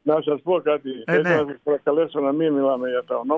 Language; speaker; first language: Greek; non-native, fluent; Serbian